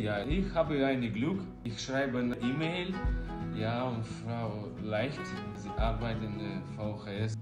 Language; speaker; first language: German; non-native, learner; Russian